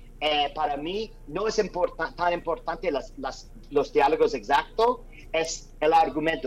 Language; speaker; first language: Spanish; non-native, learner; English